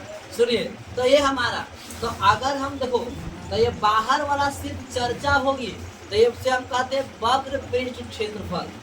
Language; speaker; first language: Hindi; native; Hindi